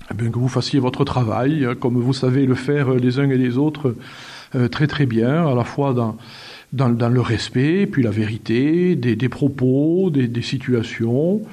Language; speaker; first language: French; native; French